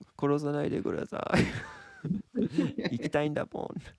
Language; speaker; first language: Japanese; non-native, learner; English